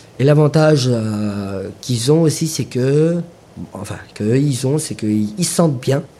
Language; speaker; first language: French; non-native, local second language; Morisyen